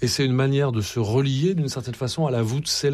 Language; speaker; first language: French; native; French